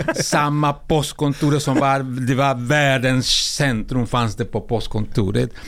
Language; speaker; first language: Swedish; non-native, fluent; Spanish